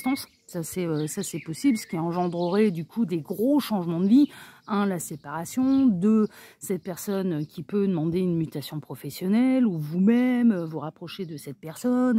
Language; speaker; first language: French; native; French